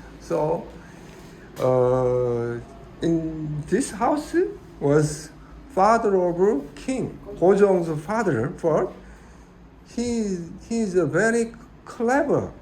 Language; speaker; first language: English; non-native, learner; Korean